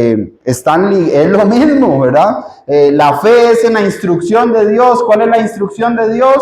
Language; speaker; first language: Spanish; native; Spanish